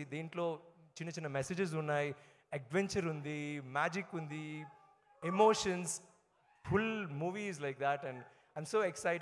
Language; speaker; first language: Telugu; non-native, learner; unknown